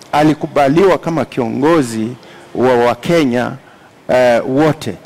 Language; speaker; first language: Swahili; non-native, local second language; Luyia